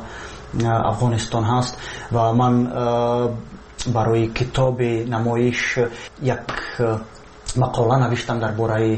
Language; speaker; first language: Persian; non-native, fluent; Czech